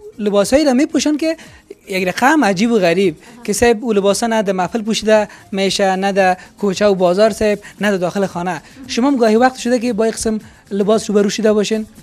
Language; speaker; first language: Persian; native; Persian